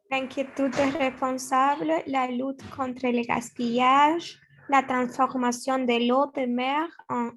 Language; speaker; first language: French; non-native, learner; Spanish